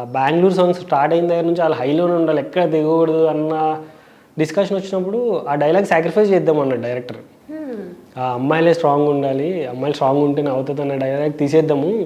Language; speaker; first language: Telugu; native; Telugu